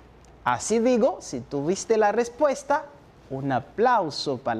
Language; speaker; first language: Spanish; non-native, fluent; French